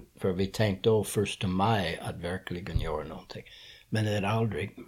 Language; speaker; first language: Swedish; non-native, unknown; English